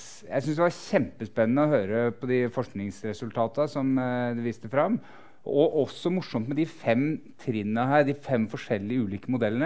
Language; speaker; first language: Norwegian; native; Norwegian